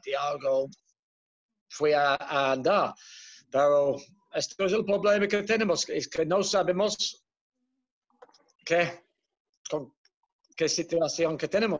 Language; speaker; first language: Spanish; non-native, fluent; Dutch